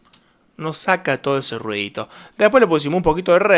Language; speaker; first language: Spanish; native; Spanish